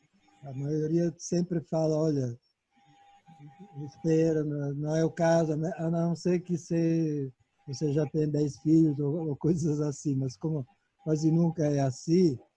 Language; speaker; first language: Portuguese; non-native, fluent; Italian